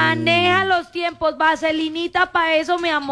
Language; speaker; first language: Spanish; native; Spanish